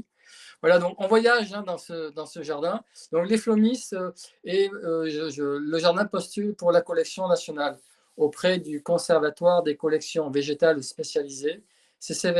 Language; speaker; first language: French; native; French